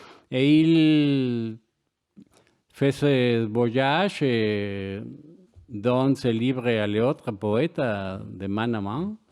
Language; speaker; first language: French; non-native, learner; Spanish